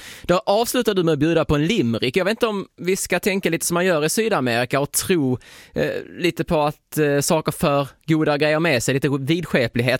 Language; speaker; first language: Swedish; native; Swedish